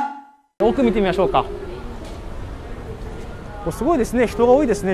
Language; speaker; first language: Japanese; native; Japanese